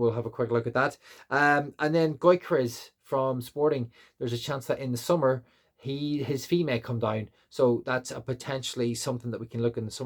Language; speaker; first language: English; native; English